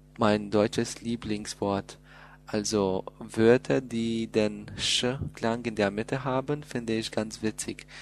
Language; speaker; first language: German; non-native, fluent; Albanian